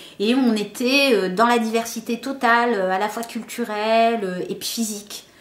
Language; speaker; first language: French; early bilingual, other home language; Kabyle